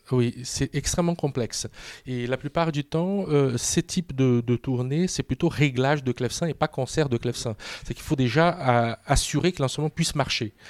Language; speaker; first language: French; non-native, fluent; Portuguese